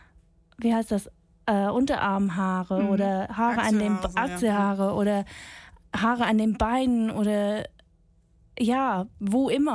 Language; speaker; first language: German; non-native, fluent; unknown